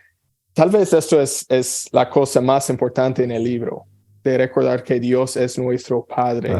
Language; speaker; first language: Spanish; non-native, fluent; English